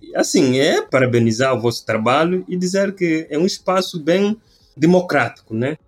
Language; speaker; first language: Portuguese; non-native, local second language; Upper Guinea Crioulo